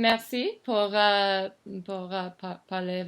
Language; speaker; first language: French; non-native, learner; English